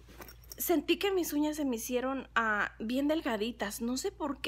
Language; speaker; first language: Spanish; native; Spanish